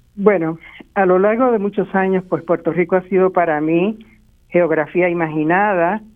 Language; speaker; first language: Spanish; native; Spanish